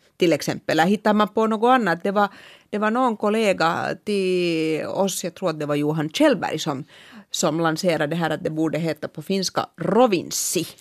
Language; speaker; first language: Swedish; native; Swedish